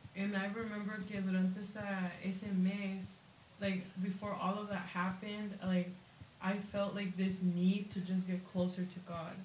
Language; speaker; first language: English; early bilingual, other home language; Spanish